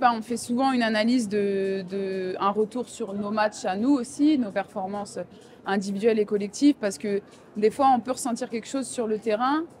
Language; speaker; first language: French; native; French